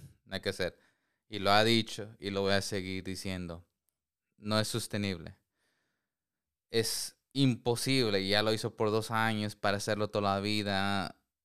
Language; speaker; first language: Spanish; early bilingual, heritage; Spanish